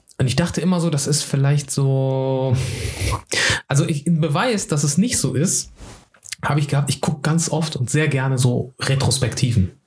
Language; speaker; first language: German; early bilingual, other home language; Turkish